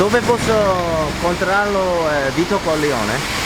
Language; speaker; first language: Italian; non-native, learner; Korean